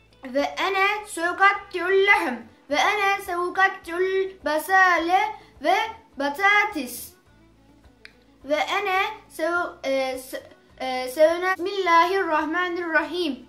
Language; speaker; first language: Arabic; non-native, learner; Turkish